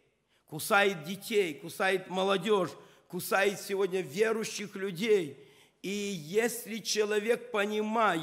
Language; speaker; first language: Russian; non-native, local second language; Ukrainian